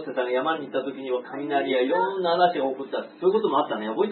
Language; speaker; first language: Japanese; native; Japanese